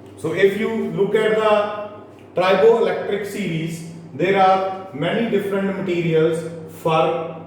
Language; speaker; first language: English; non-native, local second language; Punjabi